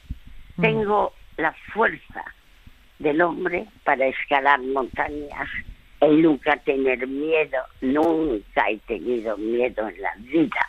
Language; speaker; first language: Spanish; early bilingual, other home language; French